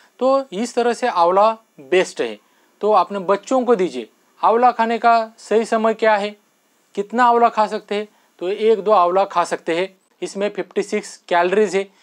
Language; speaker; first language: Hindi; non-native, local second language; Marathi